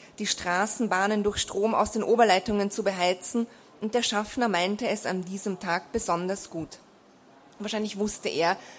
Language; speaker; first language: German; native; German